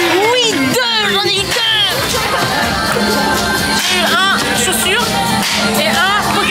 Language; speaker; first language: French; native; French